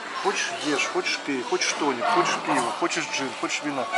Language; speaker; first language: Russian; native; Russian